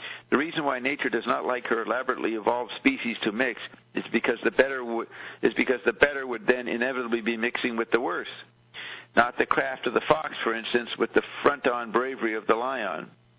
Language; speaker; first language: English; native; English